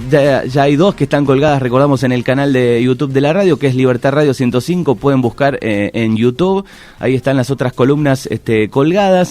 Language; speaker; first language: Spanish; native; Spanish